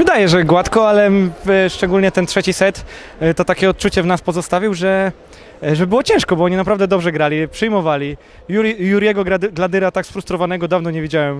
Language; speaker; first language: Polish; native; Polish